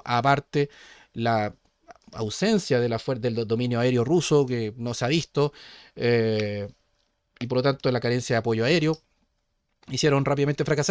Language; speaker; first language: Spanish; native; Spanish